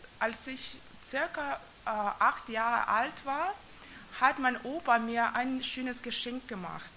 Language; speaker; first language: German; non-native, fluent; Russian